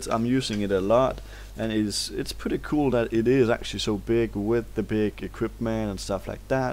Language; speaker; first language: English; non-native, fluent; Danish